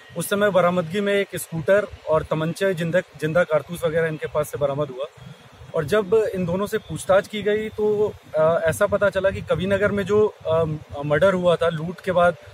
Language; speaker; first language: Hindi; native; Hindi